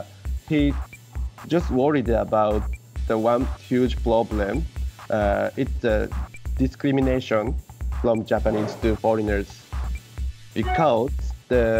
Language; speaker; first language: English; non-native, fluent; Japanese